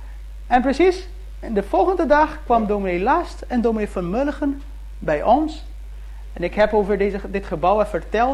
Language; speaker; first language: Dutch; early bilingual, heritage; Dutch